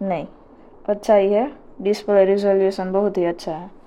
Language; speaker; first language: Hindi; non-native, local second language; Gujarati